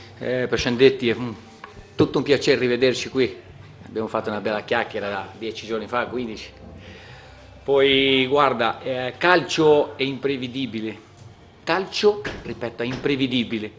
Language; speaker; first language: Italian; non-native, fluent; Portuguese